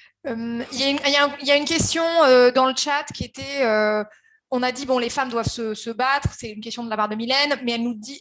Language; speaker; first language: French; native; French